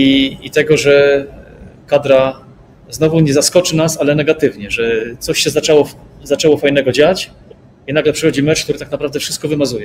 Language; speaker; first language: Polish; native; Polish